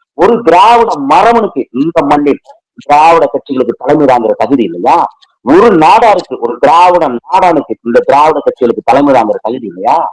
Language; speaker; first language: Tamil; native; Tamil